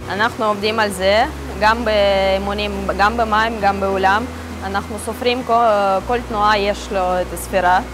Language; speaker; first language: Hebrew; non-native, fluent; Russian